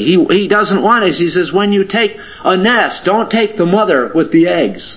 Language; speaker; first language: English; native; English